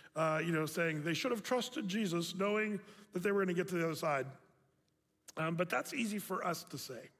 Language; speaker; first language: English; native; English